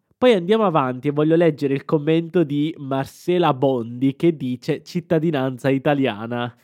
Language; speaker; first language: Italian; native; Italian